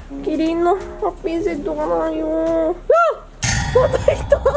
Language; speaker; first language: Japanese; native; Japanese